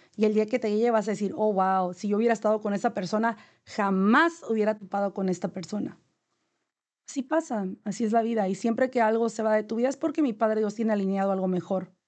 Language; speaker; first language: Spanish; native; Spanish